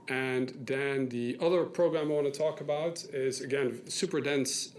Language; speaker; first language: English; non-native, fluent; Dutch